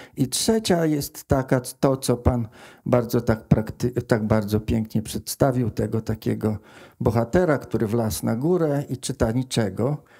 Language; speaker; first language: Polish; native; Polish